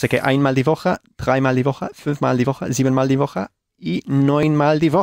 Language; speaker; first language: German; non-native, learner; Spanish